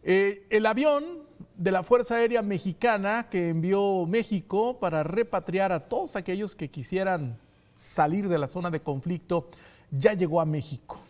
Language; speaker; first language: Spanish; native; Spanish